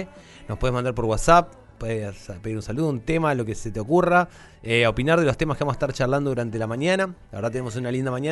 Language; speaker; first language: Spanish; native; Spanish